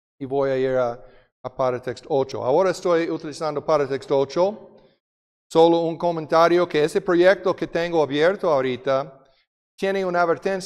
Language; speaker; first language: Spanish; non-native, fluent; English